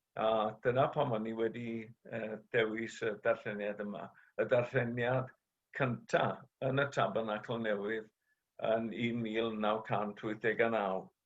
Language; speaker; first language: Welsh; native; Welsh